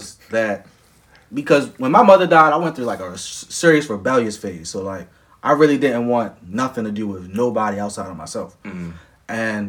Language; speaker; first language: English; native; English